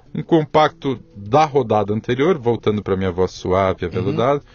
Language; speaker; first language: Portuguese; native; Portuguese